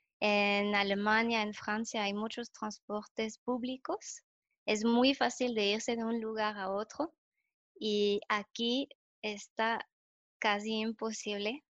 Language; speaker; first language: Spanish; non-native, fluent; French